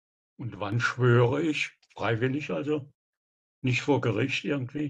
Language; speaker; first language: German; native; German